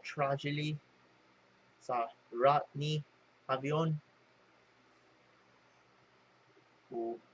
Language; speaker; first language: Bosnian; non-native, learner; English